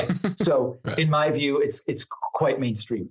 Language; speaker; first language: English; non-native, fluent; Spanish